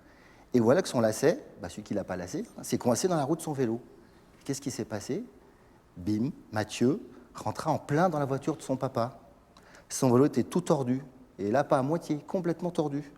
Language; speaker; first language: French; native; French